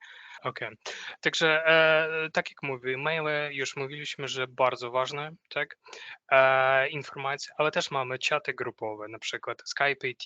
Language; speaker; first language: Polish; non-native, fluent; Ukrainian